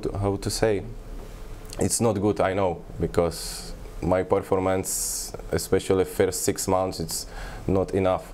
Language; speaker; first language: English; non-native, learner; Czech